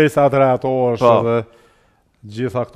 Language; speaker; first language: Albanian; native; Albanian